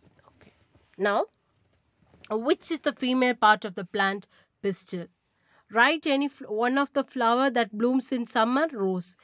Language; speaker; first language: English; non-native, local second language; Tamil